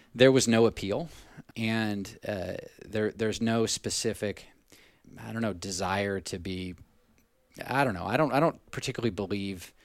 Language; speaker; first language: English; native; English